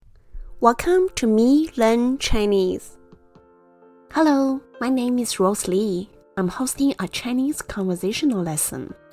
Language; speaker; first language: English; non-native, fluent; Chinese